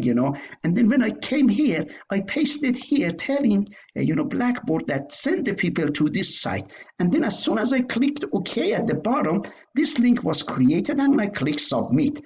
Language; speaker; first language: English; non-native, fluent; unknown